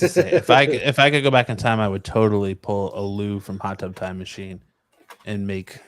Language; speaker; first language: English; native; English